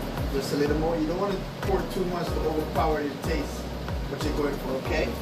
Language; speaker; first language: English; native; English